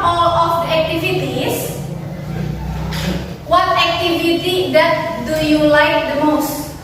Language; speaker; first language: English; non-native, fluent; Indonesian